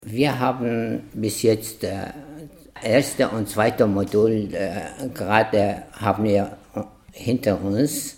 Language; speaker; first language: German; non-native, fluent; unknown